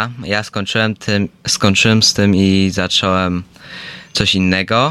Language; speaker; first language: Polish; early bilingual, heritage; Polish